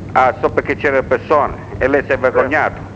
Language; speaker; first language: Italian; native; Italian